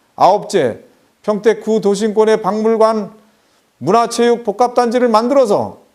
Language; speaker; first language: Korean; native; Korean